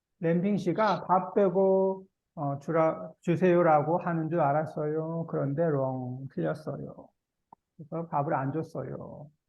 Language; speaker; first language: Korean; native; Korean